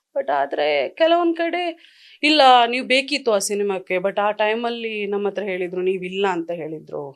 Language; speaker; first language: Kannada; non-native, local second language; Tulu